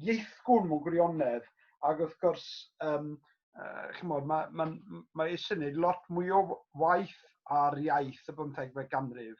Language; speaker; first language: Welsh; native; Welsh